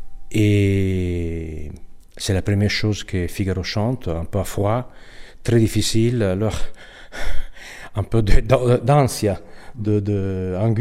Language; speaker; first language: French; non-native, learner; Italian